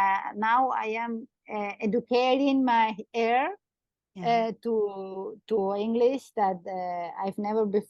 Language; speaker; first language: English; non-native, learner; Catalan